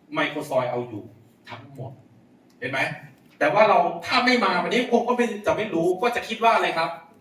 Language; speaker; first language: Thai; non-native, local second language; Lao